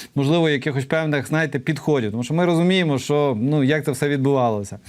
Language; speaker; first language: Ukrainian; native; Ukrainian